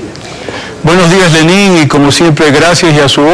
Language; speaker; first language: Spanish; native; Spanish